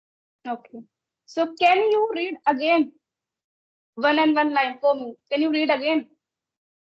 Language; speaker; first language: English; non-native, local second language; Hindi